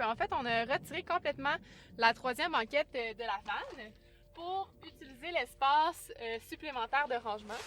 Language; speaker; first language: French; native; French